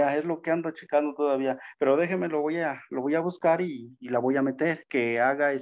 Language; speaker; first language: Spanish; native; Spanish